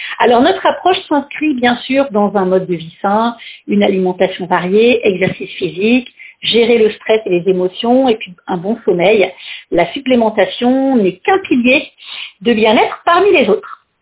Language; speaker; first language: French; native; French